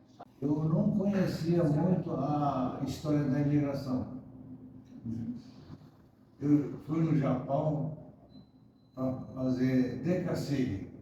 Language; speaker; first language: Portuguese; early bilingual, other home language; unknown